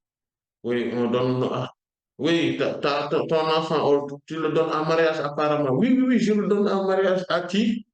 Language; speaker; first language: French; non-native, local second language; Wolof